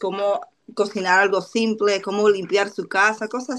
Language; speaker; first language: Spanish; early bilingual, other home language; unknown